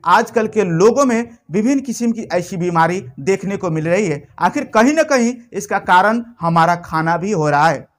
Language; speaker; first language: Hindi; non-native, local second language; Bhojpuri